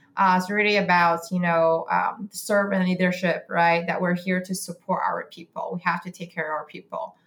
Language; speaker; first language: English; non-native, fluent; Chinese